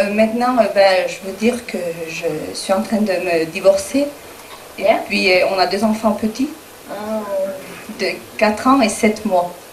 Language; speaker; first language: French; non-native, fluent; Spanish